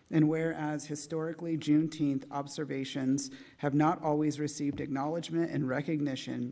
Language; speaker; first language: English; native; English